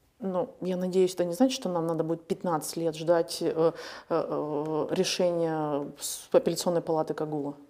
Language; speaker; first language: Russian; native; Russian